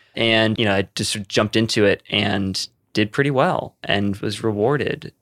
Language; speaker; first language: English; native; English